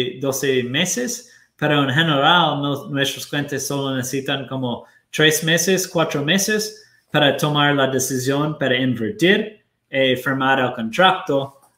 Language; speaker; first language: Spanish; non-native, fluent; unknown